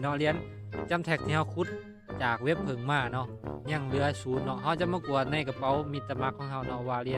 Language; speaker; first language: Thai; non-native, local second language; Northeastern Thai